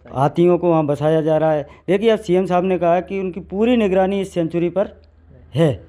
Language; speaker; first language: Hindi; native; Hindi